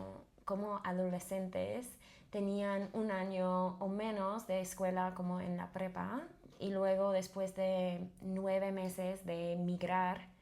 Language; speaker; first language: Spanish; non-native, fluent; English